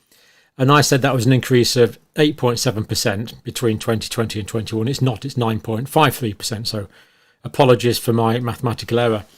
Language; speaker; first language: English; native; English